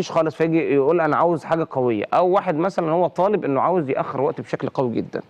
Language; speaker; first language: Arabic; native; Arabic